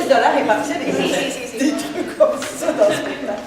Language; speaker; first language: French; native; French